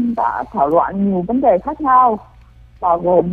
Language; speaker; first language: Vietnamese; non-native, fluent; Ukrainian